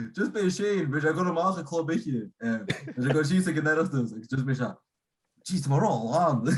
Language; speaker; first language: Irish; native; Irish